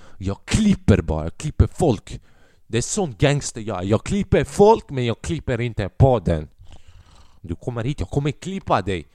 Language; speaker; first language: Swedish; early bilingual, other home language; Albanian